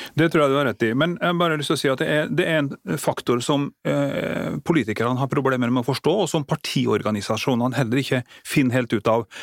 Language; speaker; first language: Norwegian; native; Norwegian